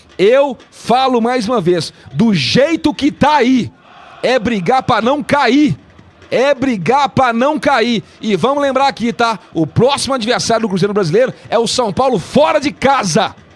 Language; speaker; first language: Portuguese; native; Portuguese